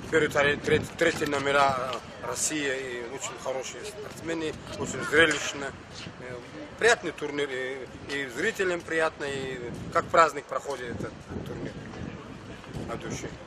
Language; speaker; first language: Russian; non-native, local second language; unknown